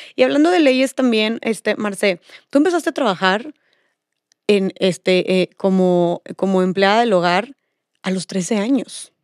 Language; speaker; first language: Spanish; native; Spanish